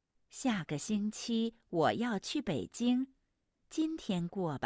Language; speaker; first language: Chinese; non-native, learner; Vietnamese